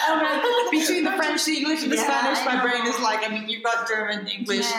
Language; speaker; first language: English; non-native, local second language; French